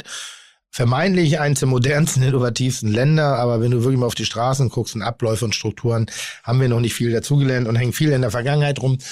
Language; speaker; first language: German; native; German